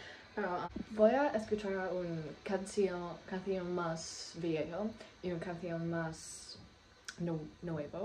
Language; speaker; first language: Spanish; non-native, learner; English